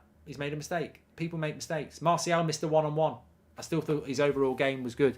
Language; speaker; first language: English; native; English